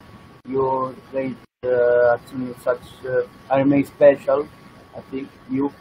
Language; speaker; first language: English; non-native, learner; Italian